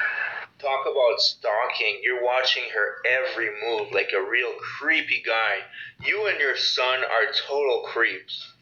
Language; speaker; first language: English; native; English